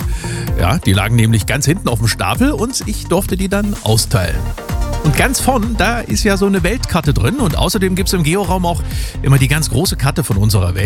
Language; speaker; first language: German; native; German